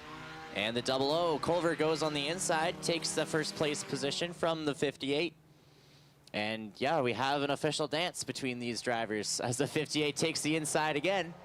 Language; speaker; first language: English; native; English